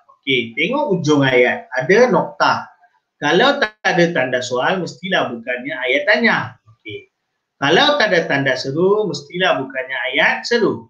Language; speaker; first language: Malay; non-native, local second language; Tamil